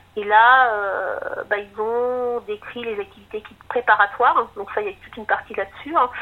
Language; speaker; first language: French; native; French